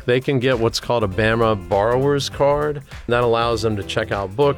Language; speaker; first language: English; native; English